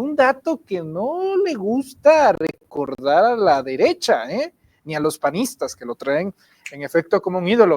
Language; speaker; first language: Spanish; native; Spanish